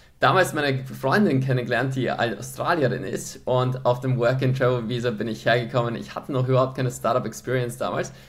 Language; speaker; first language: German; early bilingual, other home language; Polish